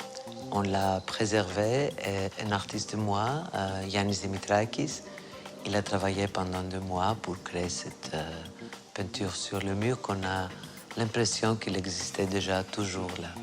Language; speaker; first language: French; non-native, fluent; Greek